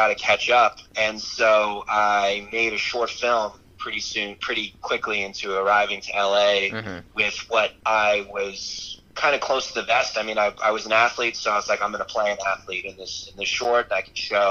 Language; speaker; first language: English; native; English